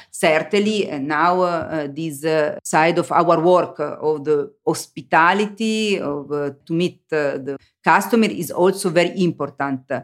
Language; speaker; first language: English; non-native, learner; Italian